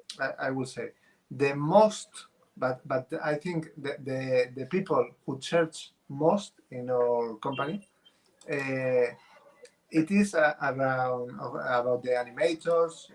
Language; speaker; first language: English; non-native, fluent; Spanish